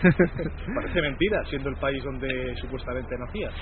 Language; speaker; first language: Spanish; native; Spanish